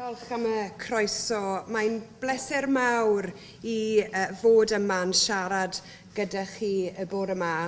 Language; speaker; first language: Welsh; non-native, local second language; English